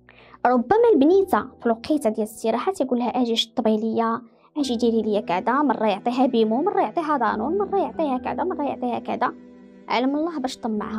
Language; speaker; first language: Arabic; native; Arabic